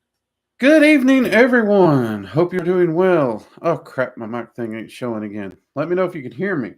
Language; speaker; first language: English; native; English